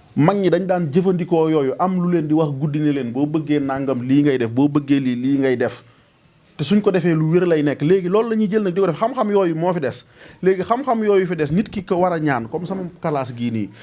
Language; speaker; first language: Wolof; non-native, local second language; Serer